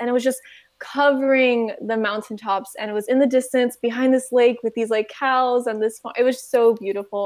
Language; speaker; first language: English; native; English